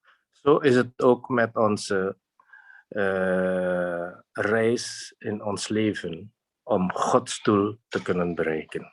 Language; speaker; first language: Dutch; non-native, fluent; Indonesian